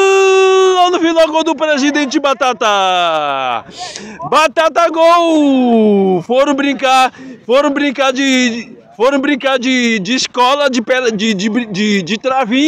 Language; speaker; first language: Portuguese; native; Portuguese